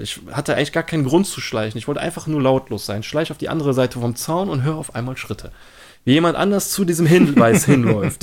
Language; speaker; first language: German; native; German